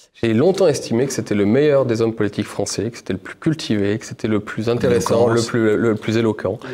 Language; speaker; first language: French; native; French